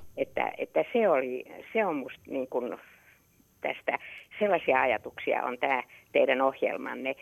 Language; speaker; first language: Finnish; native; Finnish